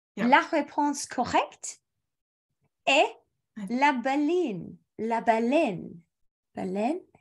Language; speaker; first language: French; non-native, learner; English